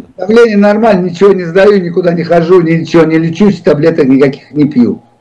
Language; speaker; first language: Russian; native; Russian